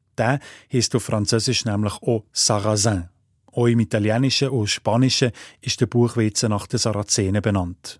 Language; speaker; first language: German; native; German